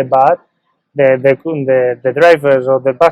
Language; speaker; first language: English; non-native, learner; Spanish